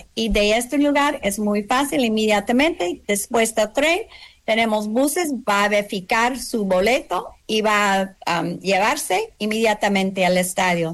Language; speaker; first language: Spanish; non-native, learner; English